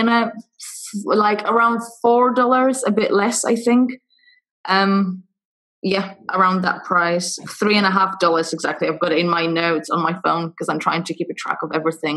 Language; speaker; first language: English; non-native, fluent; Polish